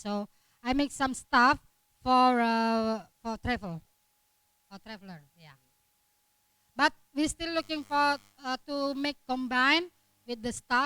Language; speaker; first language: English; non-native, learner; Indonesian